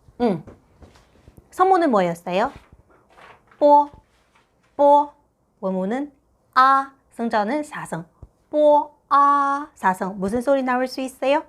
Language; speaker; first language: Korean; non-native, fluent; Chinese